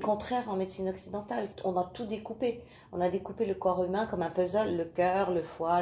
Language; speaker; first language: French; native; French